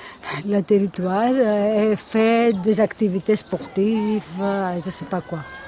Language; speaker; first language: French; non-native, fluent; Greek